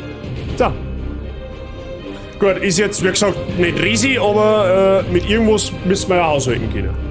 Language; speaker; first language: German; native; German